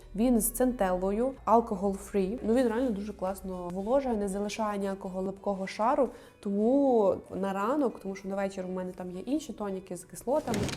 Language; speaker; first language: Ukrainian; native; Ukrainian